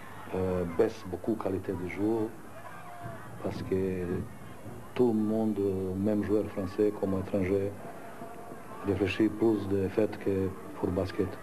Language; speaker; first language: French; non-native, learner; Croatian